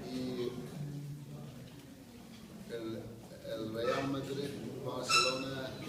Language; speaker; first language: Spanish; non-native, fluent; English